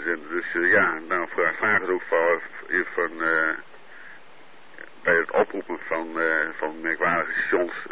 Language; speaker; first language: Dutch; native; Dutch